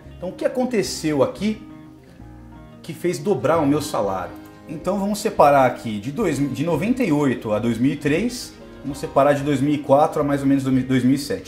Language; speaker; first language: Portuguese; native; Portuguese